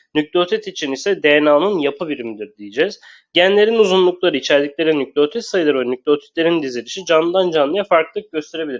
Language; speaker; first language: Turkish; native; Turkish